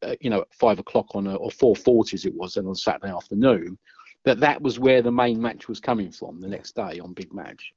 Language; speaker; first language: English; native; English